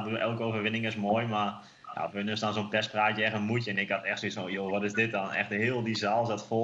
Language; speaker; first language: Dutch; native; Dutch